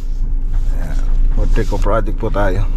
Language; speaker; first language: Filipino; native; Filipino